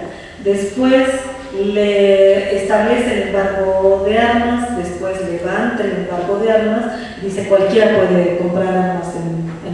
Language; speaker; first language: Spanish; native; Spanish